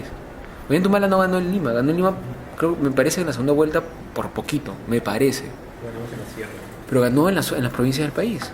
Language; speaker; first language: Spanish; native; Spanish